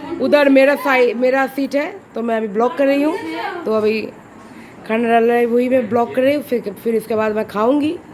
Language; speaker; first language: Hindi; non-native, local second language; Bangla